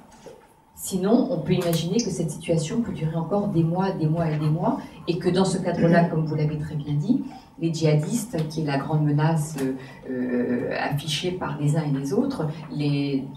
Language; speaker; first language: French; native; French